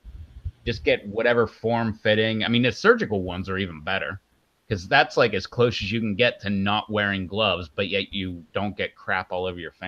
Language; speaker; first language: English; native; English